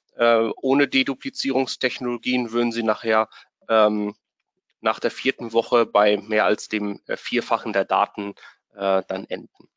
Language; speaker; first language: German; native; German